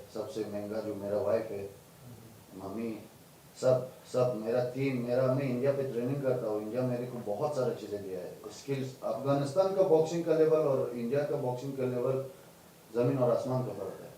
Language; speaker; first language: Hindi; non-native, fluent; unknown